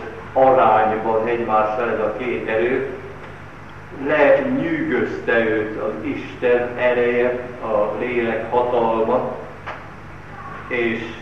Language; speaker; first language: Hungarian; native; Hungarian